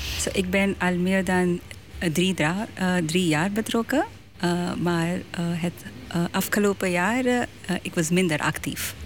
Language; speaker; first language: Dutch; non-native, learner; Hindi